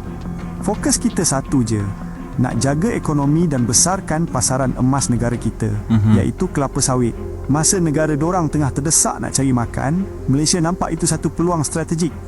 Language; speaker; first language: Malay; native; Malay